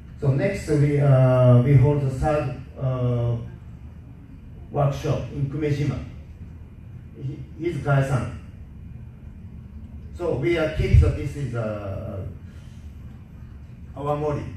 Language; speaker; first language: English; non-native, learner; Japanese